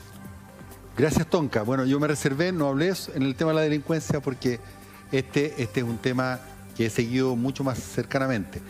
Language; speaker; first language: Spanish; native; Spanish